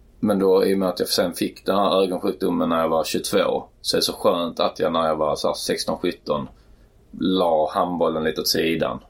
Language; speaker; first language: Swedish; native; Swedish